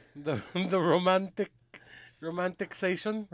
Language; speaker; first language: English; early bilingual, other home language; Filipino